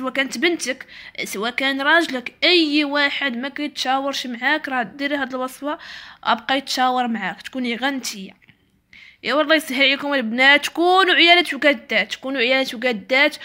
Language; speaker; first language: Arabic; native; Arabic